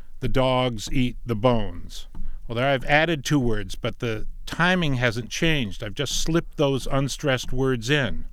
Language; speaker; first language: English; native; English